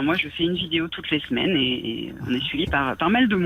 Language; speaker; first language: French; native; French